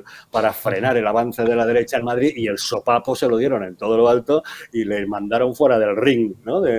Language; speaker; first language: Spanish; native; Spanish